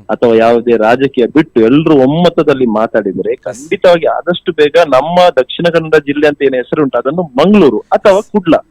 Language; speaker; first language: Kannada; non-native, local second language; Tulu